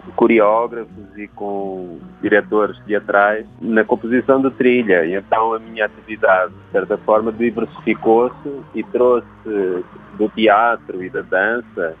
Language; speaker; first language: Portuguese; native; Portuguese